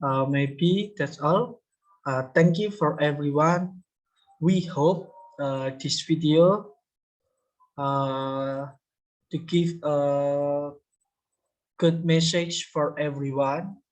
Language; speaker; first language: English; non-native, learner; Indonesian